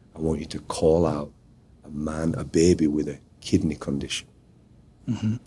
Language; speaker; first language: English; native; English